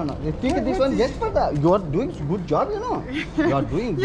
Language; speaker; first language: English; non-native, learner; Telugu